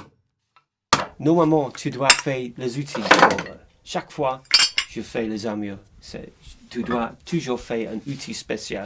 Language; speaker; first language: French; non-native, learner; English